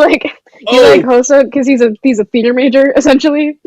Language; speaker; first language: English; native; English